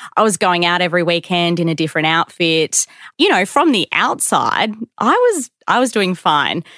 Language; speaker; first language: English; native; English